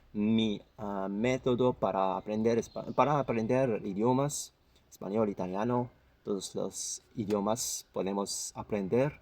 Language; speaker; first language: Spanish; non-native, learner; Arabic